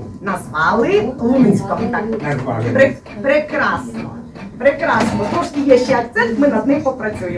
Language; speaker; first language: Ukrainian; native; Ukrainian